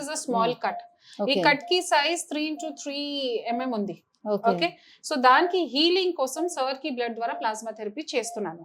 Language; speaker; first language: Telugu; non-native, fluent; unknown